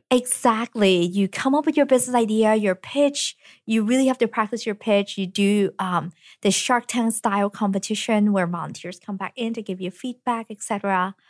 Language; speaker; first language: English; early bilingual, other home language; Cantonese